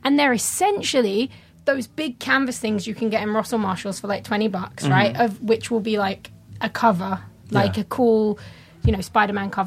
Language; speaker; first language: English; native; English